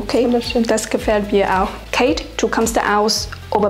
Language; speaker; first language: German; non-native, learner; Chinese